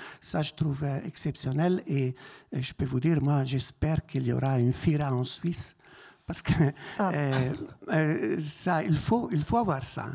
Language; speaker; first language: French; non-native, local second language; German